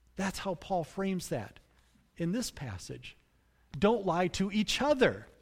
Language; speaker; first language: English; native; English